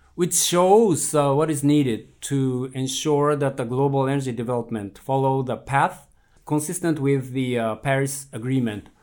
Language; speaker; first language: English; non-native, fluent; Japanese